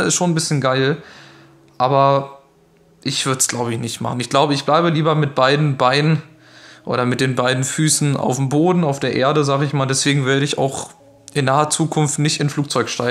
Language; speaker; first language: German; native; German